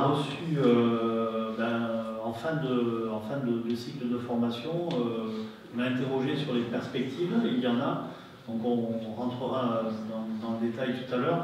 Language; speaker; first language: French; native; French